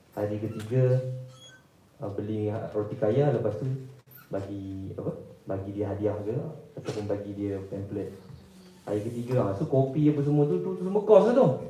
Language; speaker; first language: Malay; native; Malay